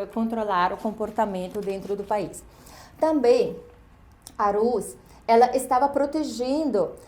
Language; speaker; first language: Portuguese; non-native, fluent; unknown